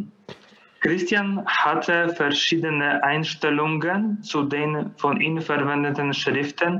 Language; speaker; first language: German; non-native, fluent; Polish